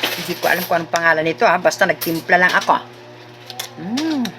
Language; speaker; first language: Filipino; native; Filipino